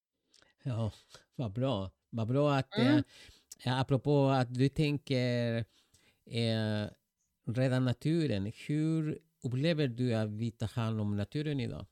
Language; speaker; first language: Swedish; non-native, fluent; Spanish